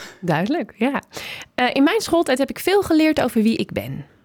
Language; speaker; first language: Dutch; native; Dutch